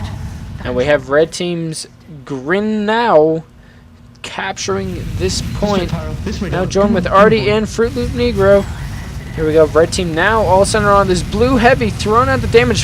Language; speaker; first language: English; native; English